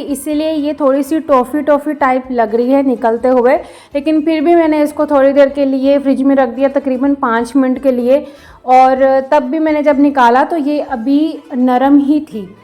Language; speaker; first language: Hindi; non-native, local second language; Punjabi